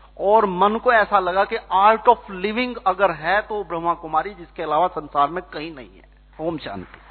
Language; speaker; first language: Hindi; native; Hindi